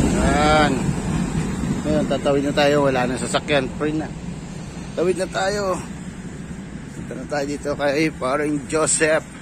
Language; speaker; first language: Filipino; native; Filipino